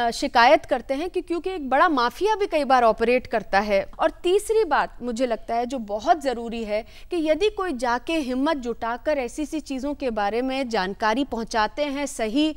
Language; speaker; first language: Hindi; native; Hindi